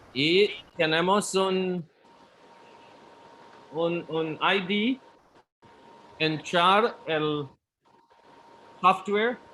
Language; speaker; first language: Spanish; non-native, learner; Portuguese